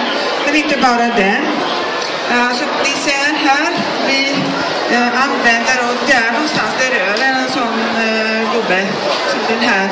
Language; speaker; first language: Swedish; non-native, fluent; Greek